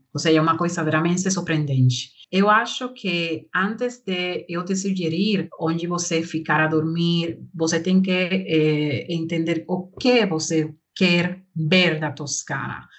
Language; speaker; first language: Portuguese; non-native, learner; Spanish